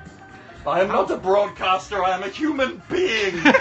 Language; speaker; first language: English; native; English